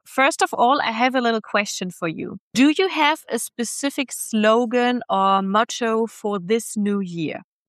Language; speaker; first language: English; non-native, fluent; German